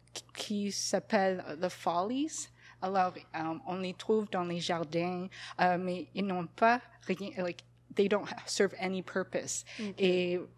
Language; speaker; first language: French; non-native, fluent; English